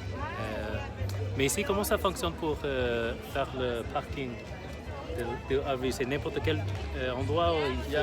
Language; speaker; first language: French; non-native, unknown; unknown